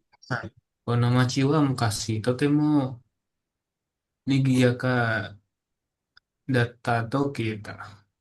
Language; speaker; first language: Japanese; non-native, learner; Indonesian